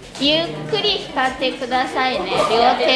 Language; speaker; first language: Japanese; non-native, fluent; Chinese